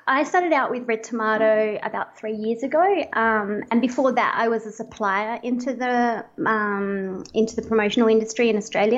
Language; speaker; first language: English; native; English